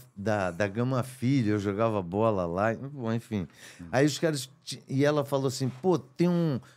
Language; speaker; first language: Portuguese; native; Portuguese